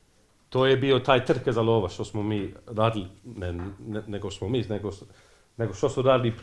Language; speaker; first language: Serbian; non-native, fluent; English